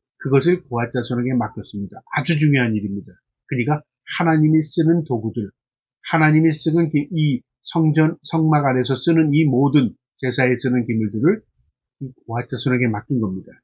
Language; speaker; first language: Korean; native; Korean